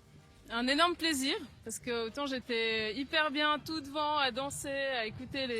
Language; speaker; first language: French; native; French